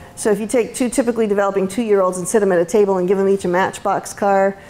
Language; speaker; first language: English; native; English